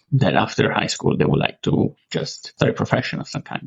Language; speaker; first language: English; non-native, fluent; Italian